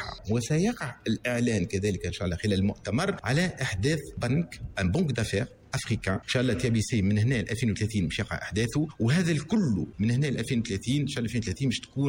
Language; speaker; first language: Arabic; native; Arabic